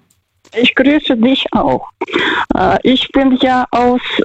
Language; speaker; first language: German; non-native, fluent; Russian